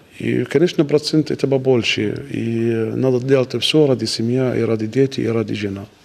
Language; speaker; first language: Russian; non-native, learner; Arabic